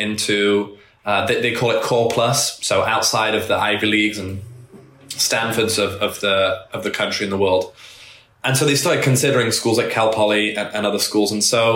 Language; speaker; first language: English; native; English